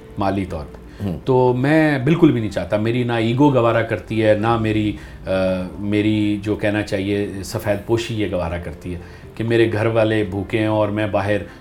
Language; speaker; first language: Urdu; native; Urdu